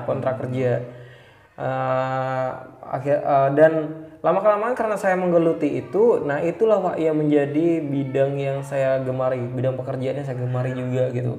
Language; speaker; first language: Indonesian; native; Indonesian